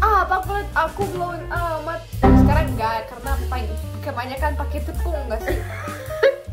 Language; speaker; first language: Indonesian; early bilingual, other home language; Russian